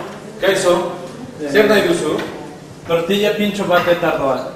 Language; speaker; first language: Basque; non-native, learner; Spanish